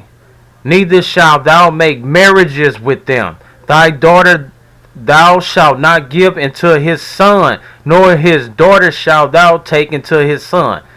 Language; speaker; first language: English; native; English